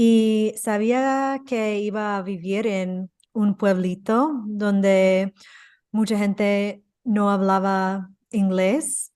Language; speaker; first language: Spanish; non-native, fluent; English